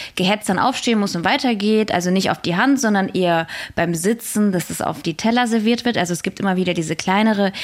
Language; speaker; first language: German; early bilingual, other home language; Russian